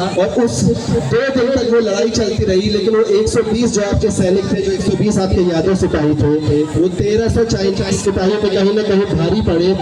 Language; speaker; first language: Hindi; native; Hindi